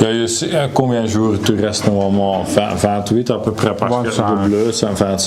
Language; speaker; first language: French; non-native, learner; Dutch